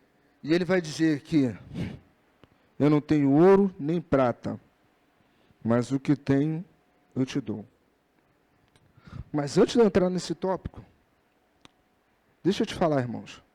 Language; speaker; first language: Portuguese; native; Portuguese